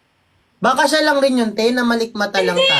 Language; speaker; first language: Filipino; native; Filipino